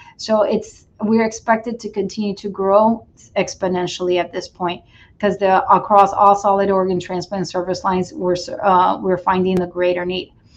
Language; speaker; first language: English; non-native, fluent; Spanish